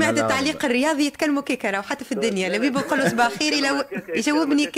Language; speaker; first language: Arabic; native; Arabic